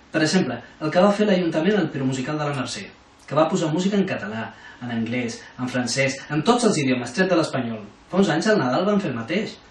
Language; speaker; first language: Catalan; non-native, local second language; Spanish